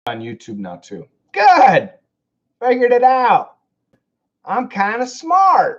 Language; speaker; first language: English; native; English